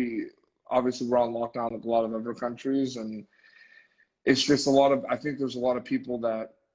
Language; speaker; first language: English; native; English